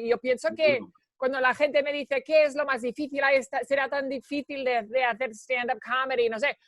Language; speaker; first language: Spanish; early bilingual, heritage; Spanish